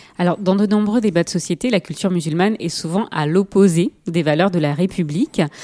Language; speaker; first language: French; native; French